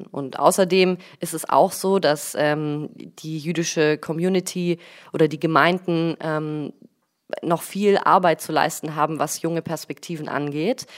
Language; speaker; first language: German; early bilingual, other home language; Russian